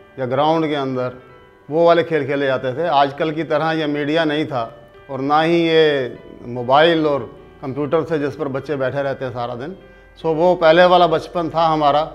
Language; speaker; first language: Urdu; non-native, local second language; Punjabi